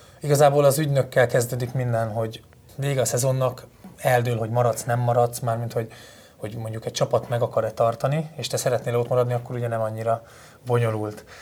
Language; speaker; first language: Hungarian; native; Hungarian